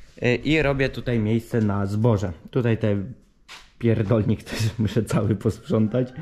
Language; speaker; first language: Polish; native; Polish